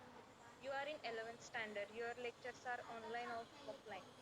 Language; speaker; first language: English; non-native, learner; Marathi